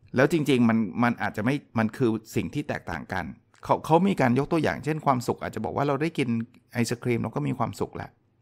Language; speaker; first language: Thai; native; Thai